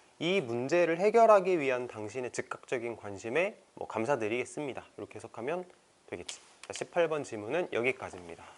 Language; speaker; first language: Korean; native; Korean